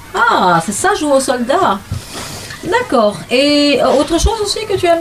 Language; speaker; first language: French; native; French